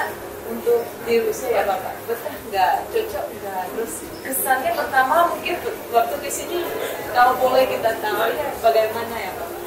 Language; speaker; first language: Indonesian; non-native, fluent; Russian